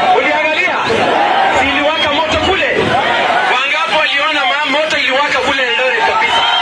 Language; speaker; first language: Swahili; non-native, local second language; Kalenjin